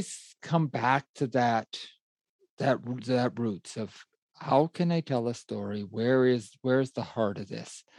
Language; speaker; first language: English; native; English